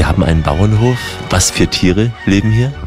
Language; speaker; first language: German; native; German